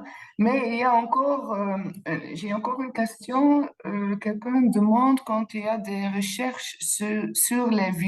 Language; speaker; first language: French; non-native, local second language; Dutch